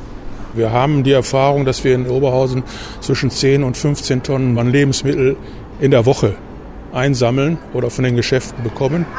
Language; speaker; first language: German; native; German